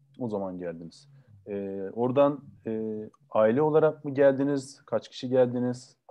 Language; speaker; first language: Turkish; native; Turkish